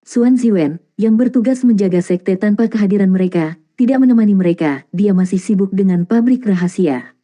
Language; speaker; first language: Indonesian; native; Indonesian